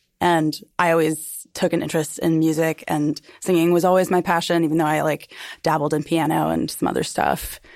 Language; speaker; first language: English; native; English